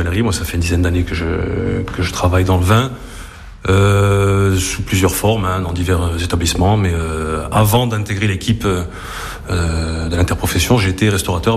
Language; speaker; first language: French; native; French